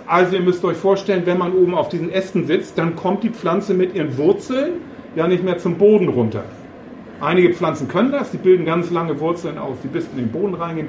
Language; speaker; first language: German; native; German